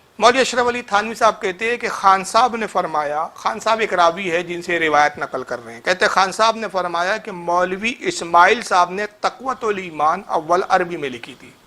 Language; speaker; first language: Urdu; native; Urdu